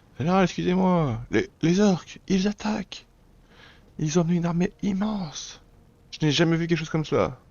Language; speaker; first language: French; native; French